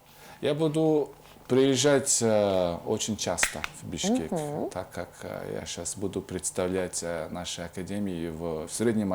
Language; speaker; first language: Russian; non-native, fluent; Mongolian